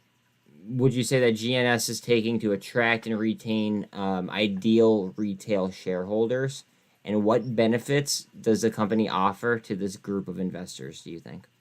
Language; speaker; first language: English; native; English